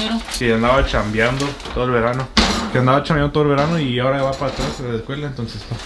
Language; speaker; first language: Spanish; early bilingual, other home language; English